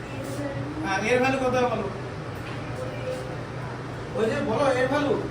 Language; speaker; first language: Bangla; native; Bangla